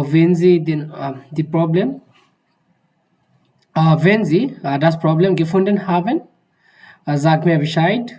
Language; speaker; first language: German; non-native, fluent; Bangla